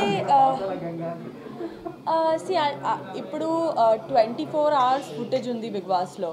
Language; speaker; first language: Telugu; non-native, learner; Gujarati